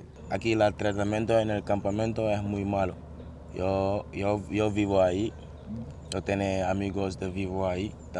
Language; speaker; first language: Spanish; non-native, learner; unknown